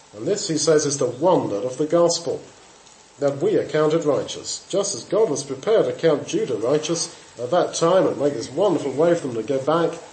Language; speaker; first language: English; native; English